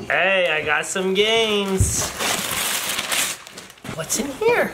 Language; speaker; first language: English; native; English